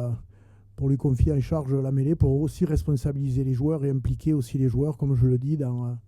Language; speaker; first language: French; native; French